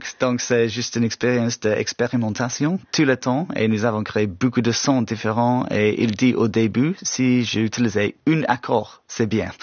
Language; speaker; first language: French; non-native, fluent; English